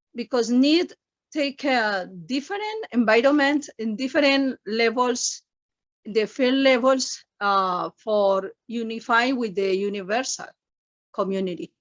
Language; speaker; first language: English; non-native, learner; Spanish